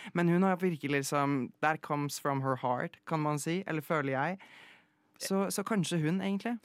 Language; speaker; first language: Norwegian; early bilingual, other home language; Polish